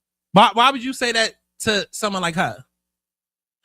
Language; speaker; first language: English; native; English